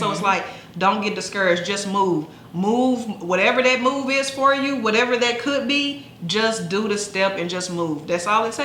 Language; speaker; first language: English; native; English